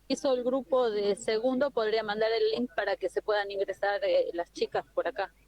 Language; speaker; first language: Spanish; native; Spanish